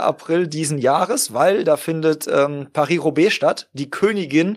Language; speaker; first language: German; native; German